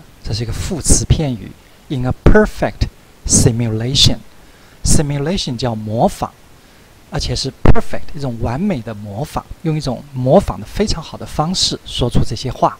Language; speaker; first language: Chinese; native; Chinese